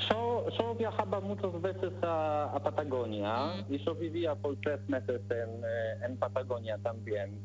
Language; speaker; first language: Spanish; non-native, learner; Polish